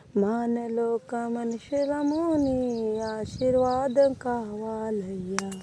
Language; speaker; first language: Telugu; native; Telugu